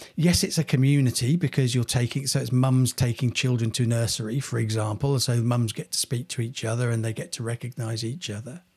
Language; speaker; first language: English; native; English